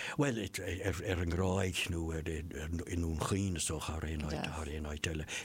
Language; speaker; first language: Irish; non-native, local second language; English